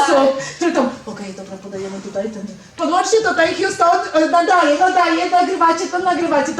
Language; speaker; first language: Polish; native; Polish